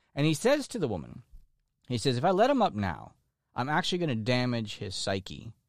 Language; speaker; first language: English; native; English